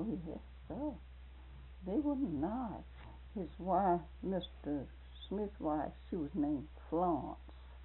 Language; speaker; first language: English; native; English